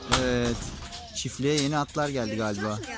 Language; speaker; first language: Turkish; native; Turkish